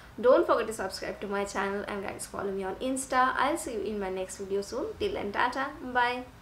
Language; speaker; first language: English; non-native, local second language; Bangla